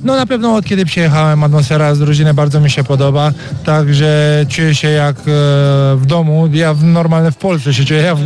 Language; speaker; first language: Polish; non-native, learner; Romanian